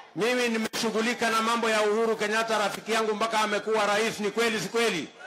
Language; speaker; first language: Swahili; non-native, local second language; Kalenjin